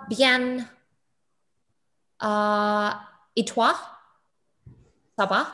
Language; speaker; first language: French; non-native, learner; English